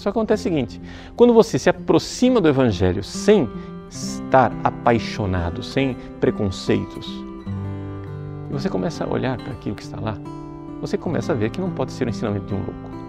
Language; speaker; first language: Portuguese; native; Portuguese